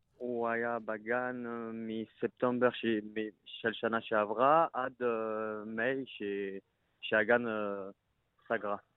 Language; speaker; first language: Hebrew; non-native, learner; French